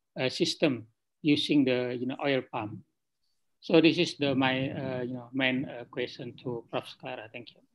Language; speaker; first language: English; non-native, fluent; Indonesian